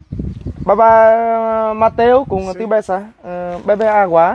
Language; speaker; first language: Portuguese; non-native, learner; Vietnamese